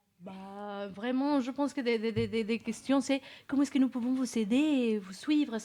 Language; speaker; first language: French; non-native, fluent; Spanish